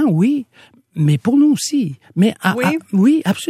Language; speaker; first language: French; non-native, local second language; Innu-aimun